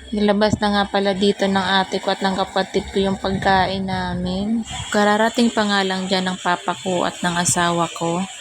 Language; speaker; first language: Filipino; non-native, local second language; Bikol